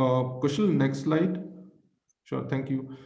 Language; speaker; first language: Hindi; native; Hindi